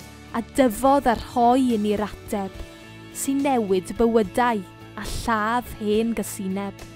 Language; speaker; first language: Welsh; native; Welsh